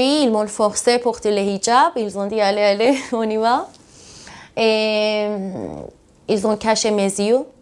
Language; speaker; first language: French; non-native, learner; Persian